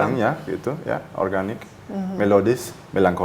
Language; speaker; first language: Indonesian; early bilingual, heritage; German